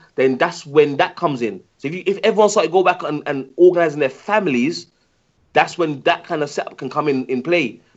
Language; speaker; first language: English; native; English